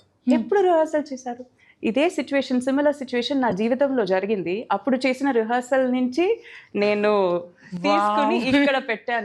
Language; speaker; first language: Telugu; non-native, fluent; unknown